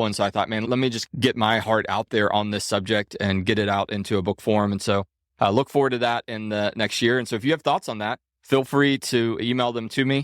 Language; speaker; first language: English; native; English